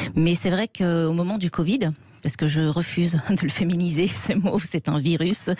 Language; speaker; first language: French; native; French